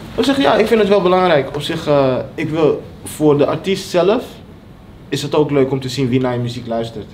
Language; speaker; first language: Dutch; early bilingual, other home language; Papiamento